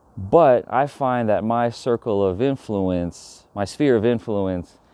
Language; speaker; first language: English; native; English